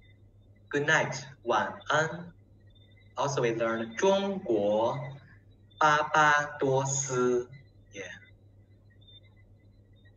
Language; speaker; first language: English; non-native, learner; Chinese